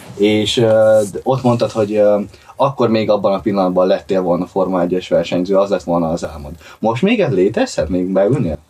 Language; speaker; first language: Hungarian; native; Hungarian